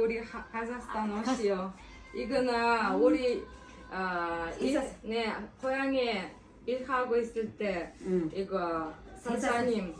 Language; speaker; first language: Korean; non-native, learner; Kazakh